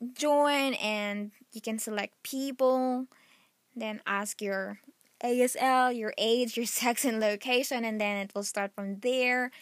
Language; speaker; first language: English; non-native, local second language; Filipino